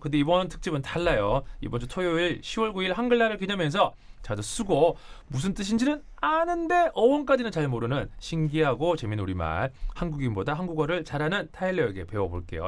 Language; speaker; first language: Korean; native; Korean